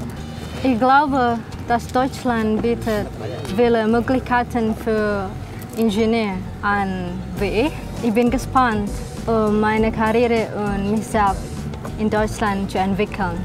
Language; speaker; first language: German; non-native, learner; Indonesian